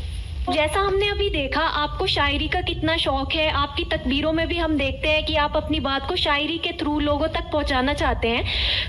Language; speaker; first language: Hindi; native; Hindi